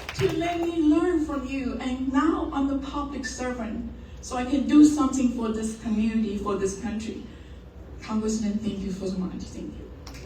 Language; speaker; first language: English; non-native, learner; Chinese